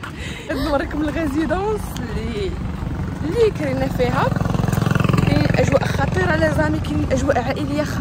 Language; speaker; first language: Arabic; native; Arabic